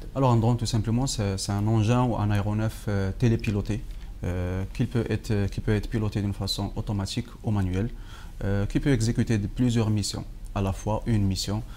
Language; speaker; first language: French; non-native, local second language; Arabic